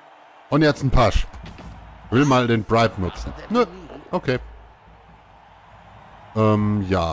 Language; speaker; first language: German; native; German